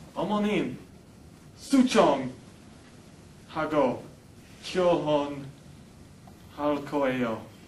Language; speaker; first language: Korean; non-native, learner; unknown